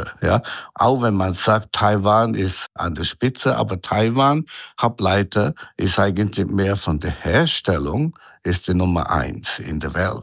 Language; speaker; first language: German; non-native, fluent; Chinese